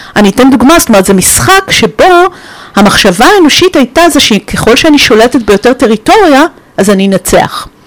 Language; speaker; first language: Hebrew; non-native, fluent; Romanian